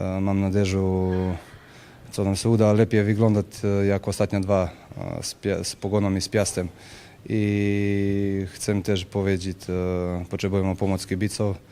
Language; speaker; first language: Polish; non-native, learner; Serbian